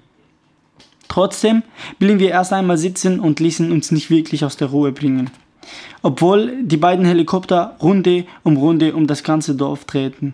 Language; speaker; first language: German; early bilingual, other home language; Kurdish